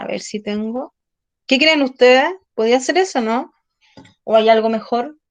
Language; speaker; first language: Spanish; native; Spanish